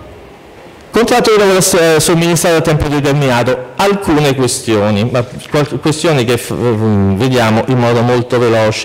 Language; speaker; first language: Italian; native; Italian